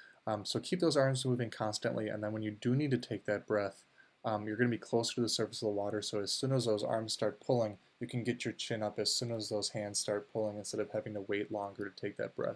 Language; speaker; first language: English; native; English